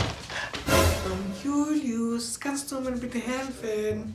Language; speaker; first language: German; non-native, learner; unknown